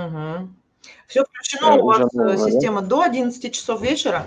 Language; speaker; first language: Russian; native; Russian